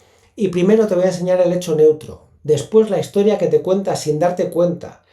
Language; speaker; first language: Spanish; native; Spanish